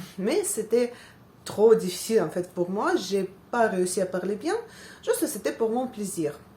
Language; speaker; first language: French; non-native, fluent; Russian